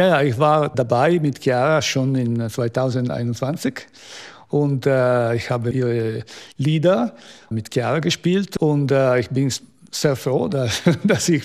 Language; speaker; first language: German; non-native, local second language; Italian